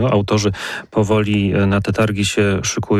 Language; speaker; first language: Polish; native; Polish